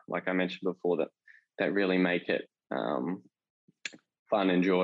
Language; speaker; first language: English; native; English